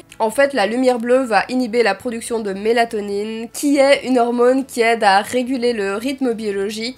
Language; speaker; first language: French; native; French